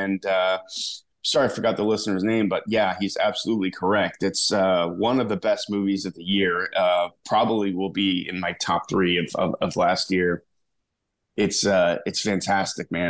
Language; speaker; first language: English; native; English